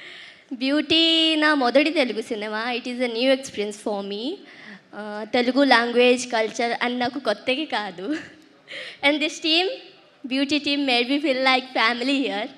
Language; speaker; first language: Telugu; early bilingual, heritage; Telugu